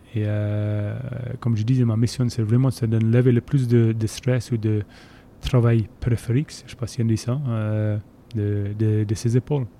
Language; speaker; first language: French; non-native, fluent; English